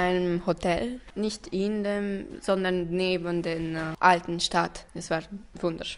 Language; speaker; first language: German; non-native, local second language; Romanian